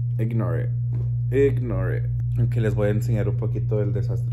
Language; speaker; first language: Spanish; early bilingual, heritage; Spanish